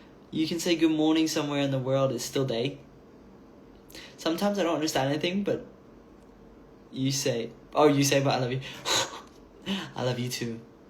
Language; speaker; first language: English; native; English